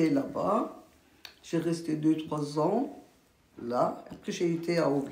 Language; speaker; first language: French; early bilingual, other home language; Turkish